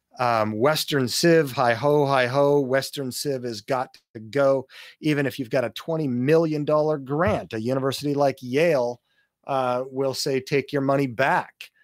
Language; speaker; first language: English; native; English